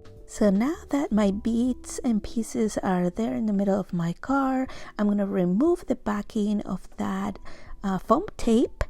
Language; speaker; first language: English; non-native, fluent; Spanish